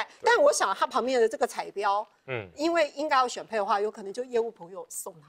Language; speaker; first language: Chinese; native; Chinese